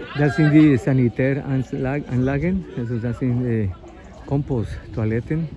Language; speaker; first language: German; non-native, fluent; Spanish